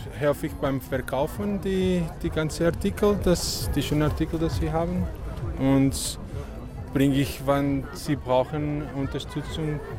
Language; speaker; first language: German; non-native, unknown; Portuguese